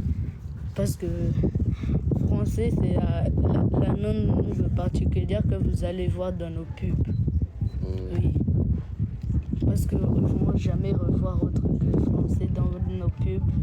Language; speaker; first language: French; non-native, local second language; Kinyarwanda